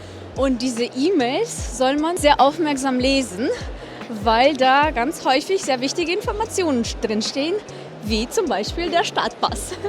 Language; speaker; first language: German; non-native, fluent; Russian